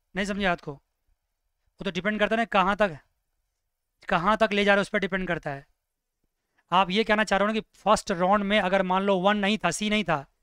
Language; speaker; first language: Hindi; native; Hindi